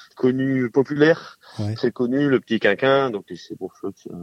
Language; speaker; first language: French; native; French